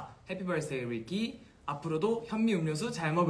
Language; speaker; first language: Korean; native; Korean